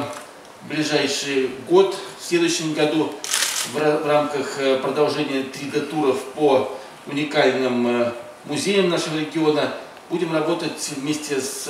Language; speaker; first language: Russian; native; Russian